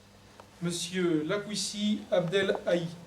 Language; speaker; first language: French; native; French